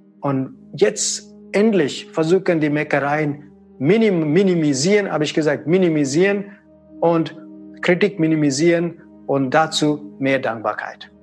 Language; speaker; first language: German; non-native, fluent; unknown